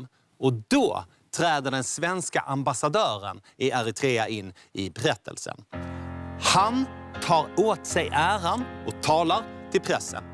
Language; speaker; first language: Swedish; native; Swedish